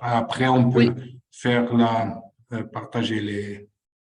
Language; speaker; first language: French; non-native, fluent; Spanish